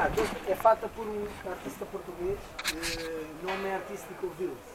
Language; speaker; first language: Italian; non-native, learner; Portuguese